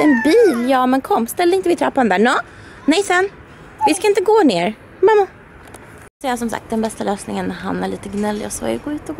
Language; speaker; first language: Swedish; native; Swedish